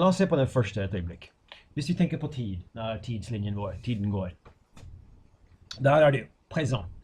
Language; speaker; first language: Norwegian; non-native, fluent; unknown